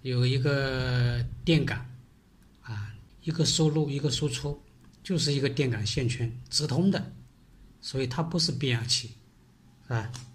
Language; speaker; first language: Chinese; native; Chinese